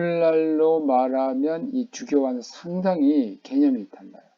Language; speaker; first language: Korean; native; Korean